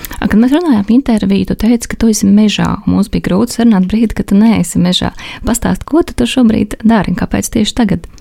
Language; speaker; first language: Latvian; native; Latvian